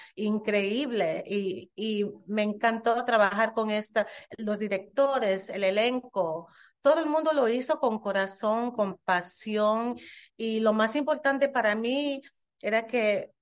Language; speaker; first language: Spanish; early bilingual, heritage; Spanish